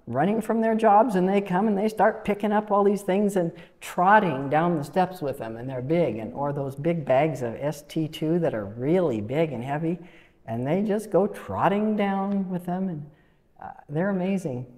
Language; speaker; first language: English; native; English